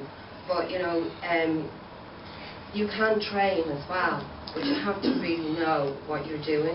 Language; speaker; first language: English; native; English